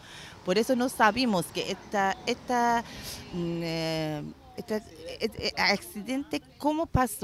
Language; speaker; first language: Spanish; non-native, learner; Persian